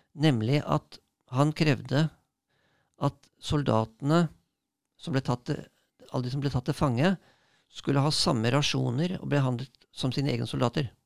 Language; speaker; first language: Norwegian; native; Norwegian